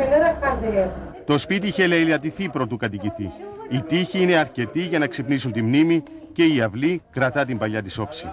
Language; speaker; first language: Greek; native; Greek